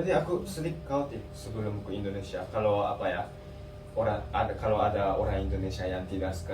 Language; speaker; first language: Indonesian; non-native, learner; Japanese